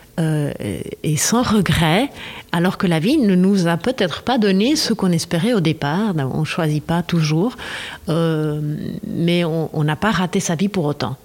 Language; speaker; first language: French; non-native, fluent; Spanish